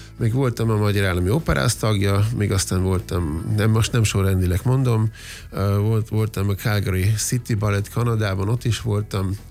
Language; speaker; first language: Hungarian; non-native, fluent; German